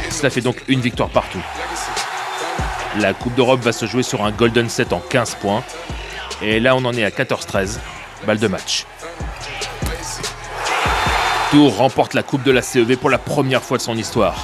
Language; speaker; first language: French; native; French